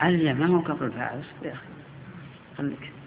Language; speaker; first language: Arabic; native; Arabic